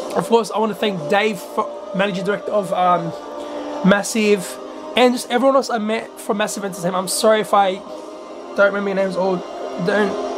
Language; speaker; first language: English; native; English